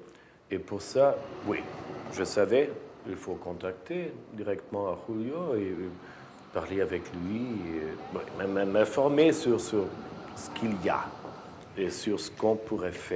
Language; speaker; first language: French; non-native, fluent; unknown